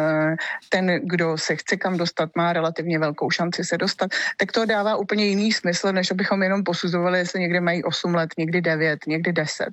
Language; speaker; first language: Czech; native; Czech